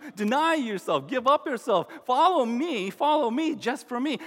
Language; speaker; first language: English; native; English